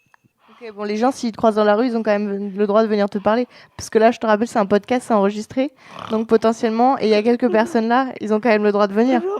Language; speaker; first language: French; native; French